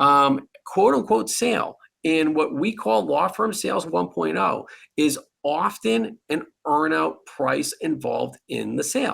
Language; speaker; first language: English; native; English